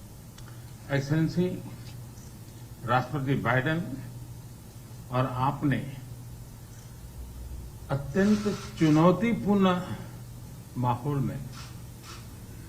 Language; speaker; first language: Hindi; native; Hindi